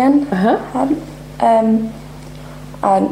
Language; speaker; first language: German; non-native, learner; English